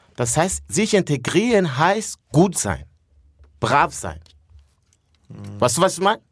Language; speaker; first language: German; early bilingual, other home language; Rundi